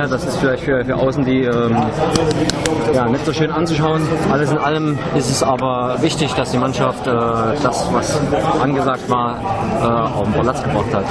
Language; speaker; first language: German; native; German